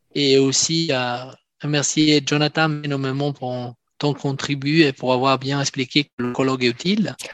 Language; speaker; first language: French; non-native, fluent; Italian